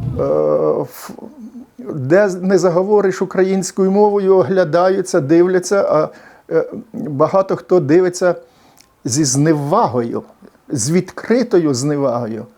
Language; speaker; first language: Ukrainian; native; Ukrainian